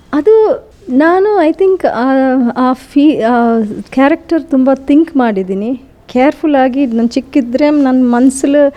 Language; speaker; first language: Kannada; non-native, fluent; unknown